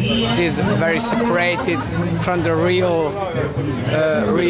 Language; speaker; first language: English; non-native, learner; Hungarian